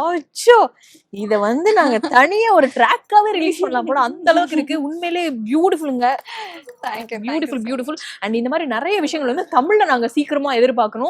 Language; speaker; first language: Tamil; native; Tamil